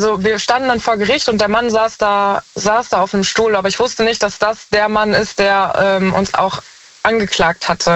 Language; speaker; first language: German; native; German